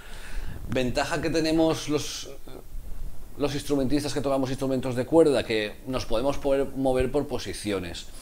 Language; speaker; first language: Spanish; native; Spanish